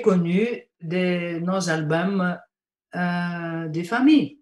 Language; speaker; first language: French; non-native, fluent; Bulgarian